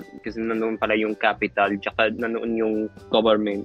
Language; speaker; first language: Filipino; non-native, fluent; Spanish